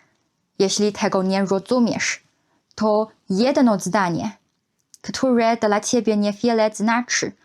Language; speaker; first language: Polish; non-native, fluent; Chinese